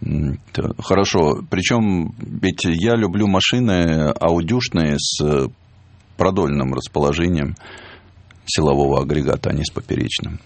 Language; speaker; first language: Russian; native; Russian